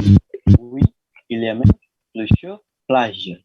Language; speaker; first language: French; non-native, learner; Indonesian